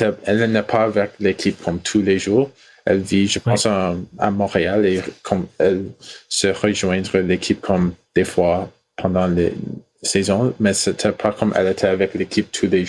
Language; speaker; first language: French; non-native, learner; English